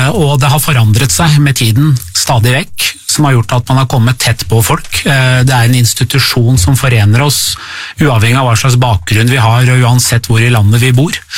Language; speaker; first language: Norwegian; early bilingual, other home language; Persian